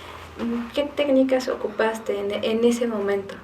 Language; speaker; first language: Spanish; native; Spanish